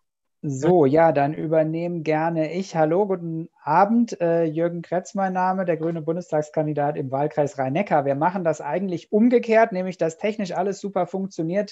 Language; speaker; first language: German; native; German